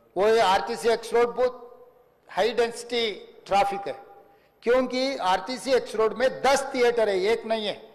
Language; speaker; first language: Hindi; non-native, local second language; Telugu